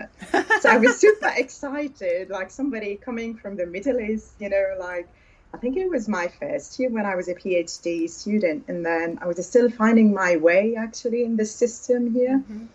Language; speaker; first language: English; non-native, fluent; Arabic